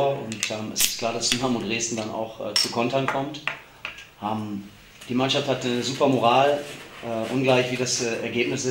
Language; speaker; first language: German; native; German